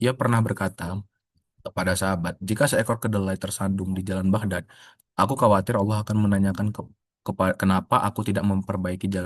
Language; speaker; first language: Indonesian; native; Indonesian